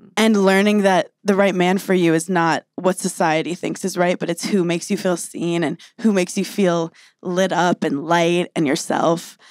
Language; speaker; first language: English; native; English